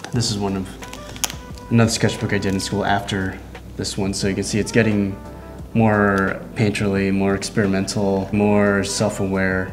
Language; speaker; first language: English; native; English